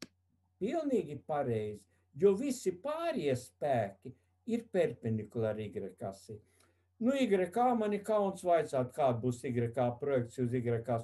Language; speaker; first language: Latvian; native; Latvian